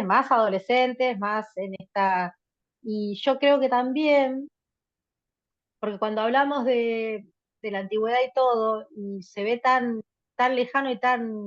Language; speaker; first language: Spanish; native; Spanish